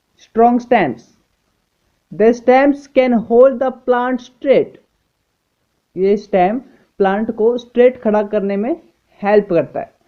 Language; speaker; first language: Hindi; native; Hindi